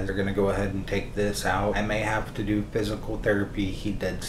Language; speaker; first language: English; native; English